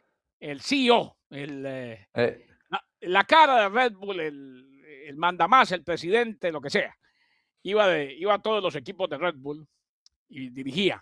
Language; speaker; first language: Spanish; native; Spanish